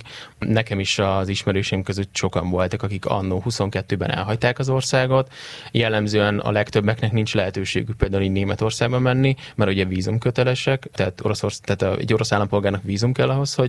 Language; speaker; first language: Hungarian; native; Hungarian